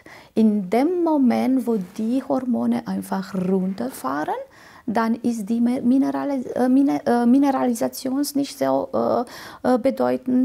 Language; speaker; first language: German; non-native, fluent; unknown